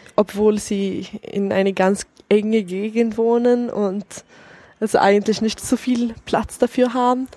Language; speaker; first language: German; non-native, fluent; Swedish